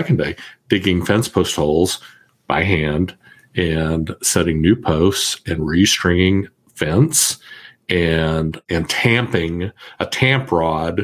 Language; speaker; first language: English; native; English